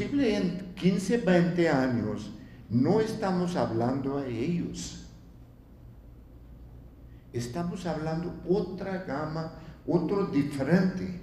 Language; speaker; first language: Spanish; non-native, fluent; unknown